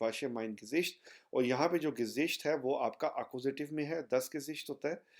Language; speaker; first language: German; non-native, fluent; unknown